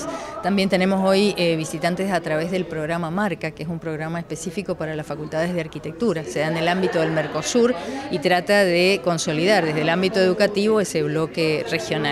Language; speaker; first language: Spanish; native; Spanish